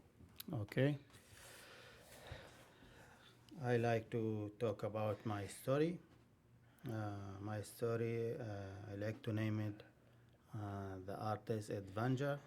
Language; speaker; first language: English; non-native, learner; Arabic